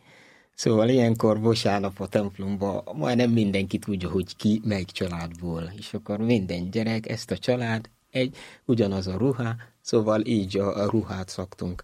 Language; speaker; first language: Hungarian; non-native, fluent; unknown